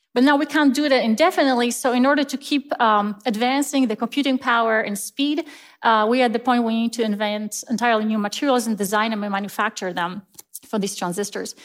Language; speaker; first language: English; non-native, fluent; Polish